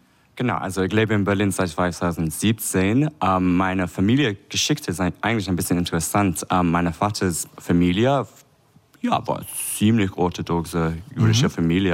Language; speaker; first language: German; non-native, fluent; English